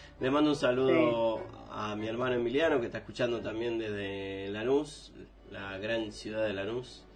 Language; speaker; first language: Spanish; native; Spanish